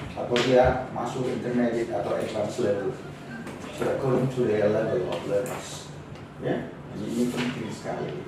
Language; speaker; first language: Indonesian; non-native, local second language; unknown